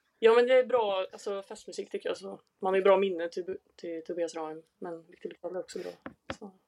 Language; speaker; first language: Swedish; native; Swedish